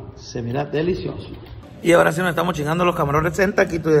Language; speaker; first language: Spanish; native; Spanish